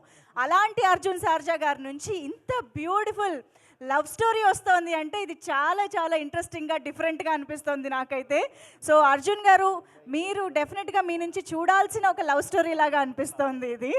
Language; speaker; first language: Telugu; native; Telugu